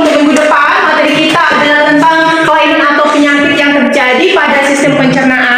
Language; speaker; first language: Indonesian; native; Indonesian